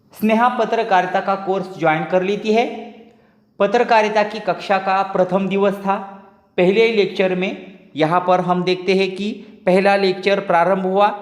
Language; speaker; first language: Hindi; non-native, local second language; Marathi